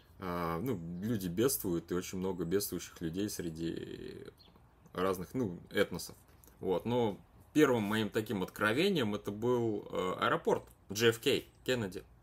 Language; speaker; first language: Russian; native; Russian